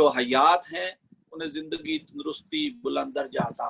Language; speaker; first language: Urdu; native; Urdu